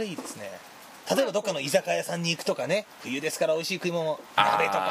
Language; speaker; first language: Japanese; native; Japanese